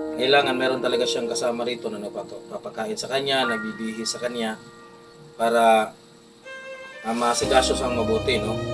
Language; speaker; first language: Filipino; non-native, local second language; Cebuano